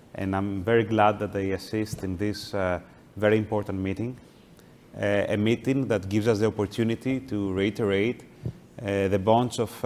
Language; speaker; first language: English; non-native, fluent; Greek